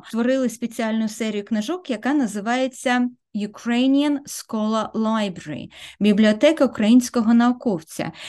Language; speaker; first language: Ukrainian; native; Ukrainian